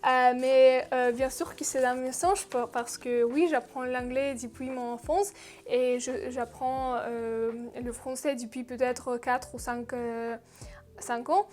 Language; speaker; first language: French; non-native, fluent; Russian